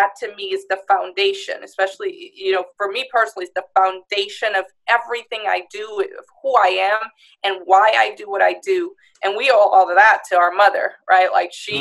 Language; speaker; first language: English; native; English